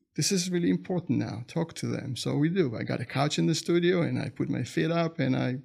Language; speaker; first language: English; non-native, fluent; Hebrew